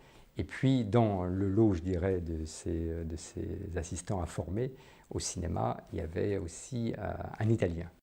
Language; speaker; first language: French; native; French